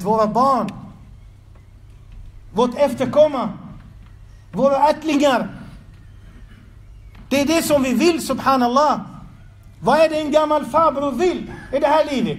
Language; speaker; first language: Swedish; non-native, fluent; Arabic